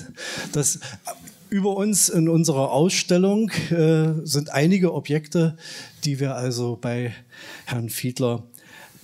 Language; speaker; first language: German; native; German